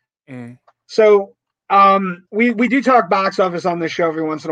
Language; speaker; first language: English; native; English